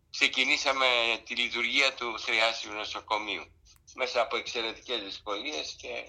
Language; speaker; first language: Greek; native; Greek